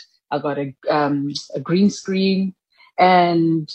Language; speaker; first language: English; non-native, local second language; Tswana